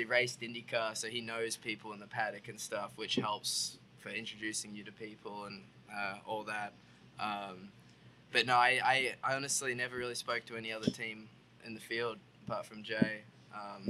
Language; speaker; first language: English; native; English